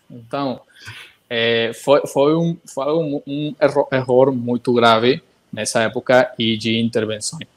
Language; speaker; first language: Portuguese; non-native, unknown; Spanish